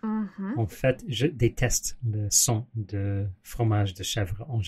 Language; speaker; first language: French; non-native, learner; English